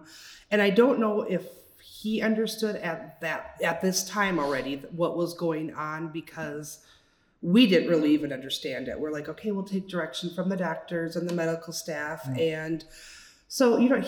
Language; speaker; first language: English; native; English